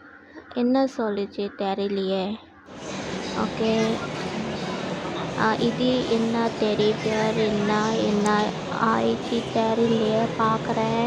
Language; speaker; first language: Tamil; non-native, learner; Hindi